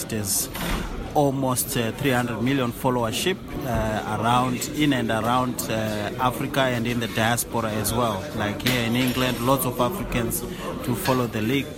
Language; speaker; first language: English; non-native, local second language; Shona